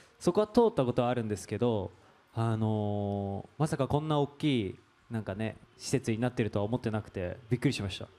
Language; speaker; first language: Japanese; native; Japanese